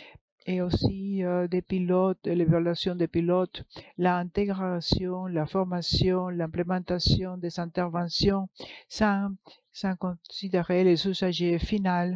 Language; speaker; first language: French; non-native, fluent; English